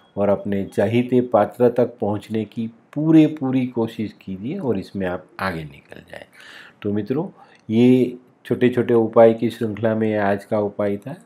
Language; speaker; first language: Hindi; non-native, local second language; Gujarati